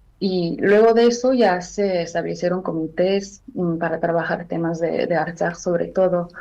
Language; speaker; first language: Spanish; non-native, fluent; Armenian